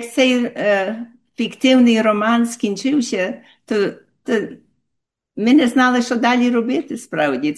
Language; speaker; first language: Ukrainian; early bilingual, heritage; Ukrainian